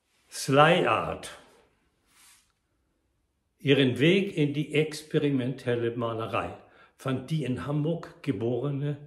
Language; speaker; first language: German; native; German